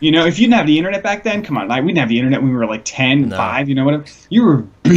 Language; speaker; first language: English; native; English